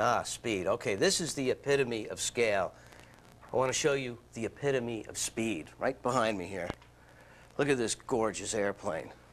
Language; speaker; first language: English; native; English